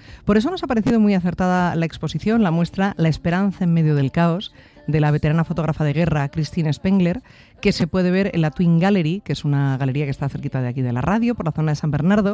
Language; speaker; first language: Spanish; native; Spanish